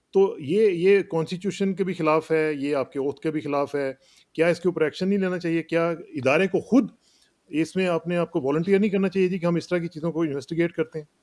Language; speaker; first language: Urdu; non-native, local second language; Punjabi